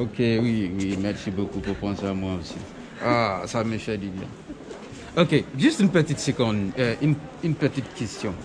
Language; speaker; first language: French; non-native, learner; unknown